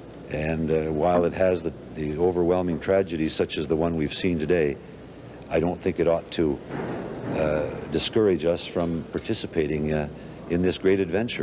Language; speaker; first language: English; native; English